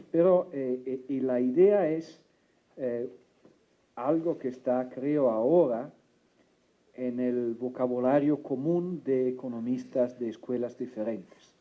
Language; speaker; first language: Spanish; non-native, fluent; Italian